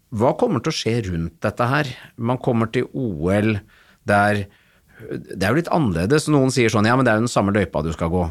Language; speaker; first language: Norwegian; native; Norwegian